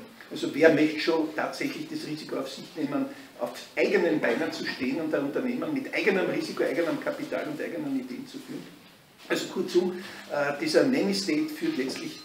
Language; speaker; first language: German; native; German